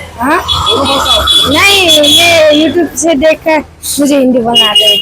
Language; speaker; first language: Hindi; non-native, learner; Nepali